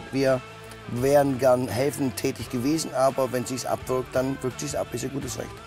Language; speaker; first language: German; native; German